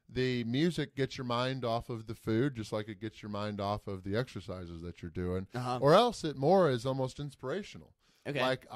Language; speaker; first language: English; native; English